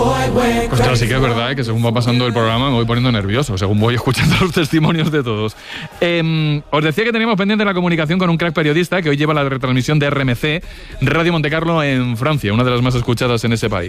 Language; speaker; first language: Spanish; native; Spanish